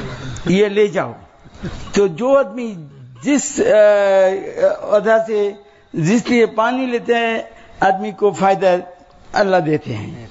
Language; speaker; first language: Hindi; non-native, learner; Bangla